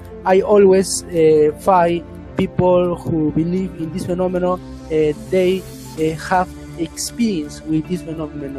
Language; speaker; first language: English; non-native, learner; Spanish